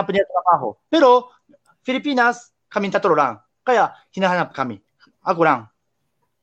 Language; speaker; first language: Filipino; non-native, learner; Japanese